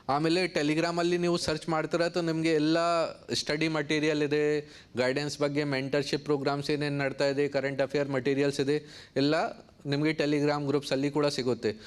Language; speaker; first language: Kannada; non-native, learner; Hindi